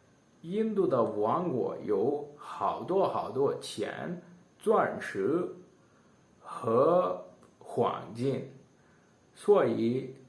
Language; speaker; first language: Chinese; non-native, learner; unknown